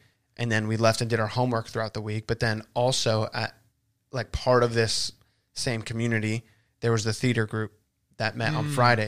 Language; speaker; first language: English; early bilingual, other home language; Spanish